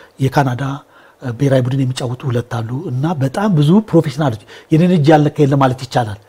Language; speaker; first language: Amharic; native; Amharic